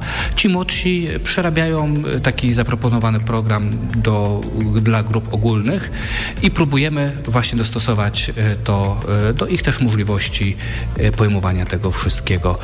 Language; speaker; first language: Polish; native; Polish